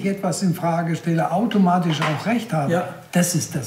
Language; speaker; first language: German; native; German